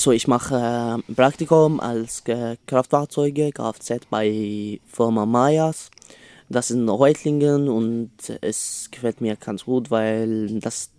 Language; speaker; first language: German; non-native, learner; Arabic